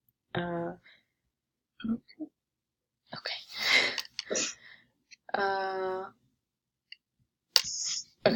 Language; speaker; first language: Spanish; non-native, learner; English